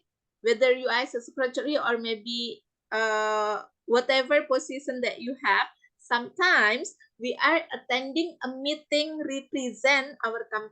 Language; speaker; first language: English; non-native, fluent; Indonesian